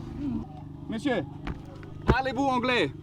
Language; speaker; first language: French; non-native, learner; German